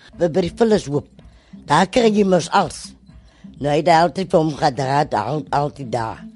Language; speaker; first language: Afrikaans; native; Afrikaans